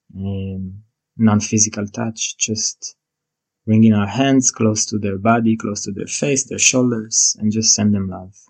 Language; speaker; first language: English; non-native, fluent; Hebrew